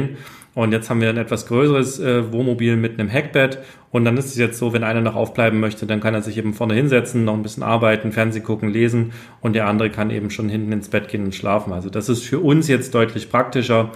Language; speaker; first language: German; native; German